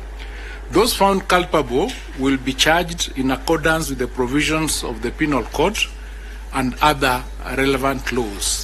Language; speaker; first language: English; non-native, local second language; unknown